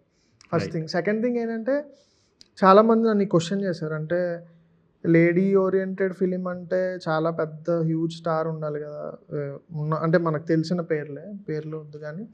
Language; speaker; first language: Telugu; native; Telugu